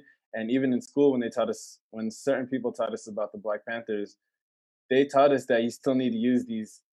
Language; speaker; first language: English; native; English